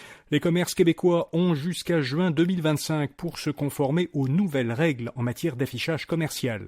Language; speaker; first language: French; native; French